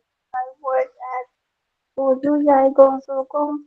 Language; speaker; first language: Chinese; non-native, learner; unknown